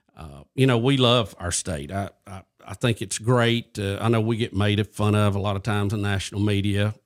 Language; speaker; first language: English; native; English